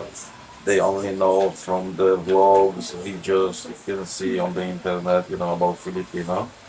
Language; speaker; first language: English; non-native, learner; Polish